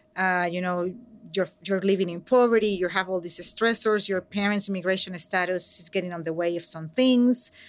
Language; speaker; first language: English; non-native, fluent; Spanish